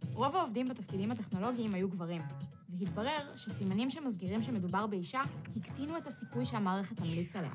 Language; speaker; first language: Hebrew; early bilingual, other home language; Russian